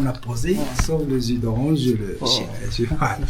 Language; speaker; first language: French; non-native, learner; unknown